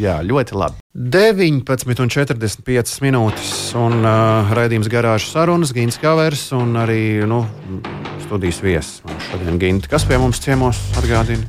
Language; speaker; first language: Latvian; native; Latvian